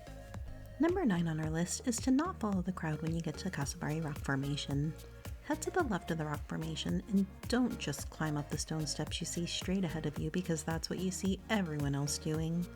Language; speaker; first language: English; native; English